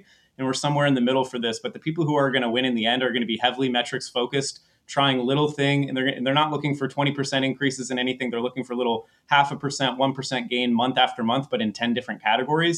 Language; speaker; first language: English; native; English